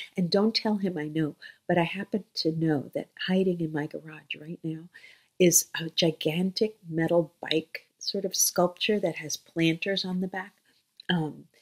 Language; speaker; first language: English; native; English